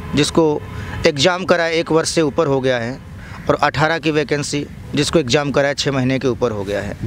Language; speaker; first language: Hindi; native; Hindi